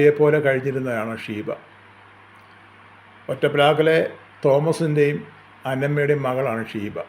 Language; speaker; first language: Malayalam; native; Malayalam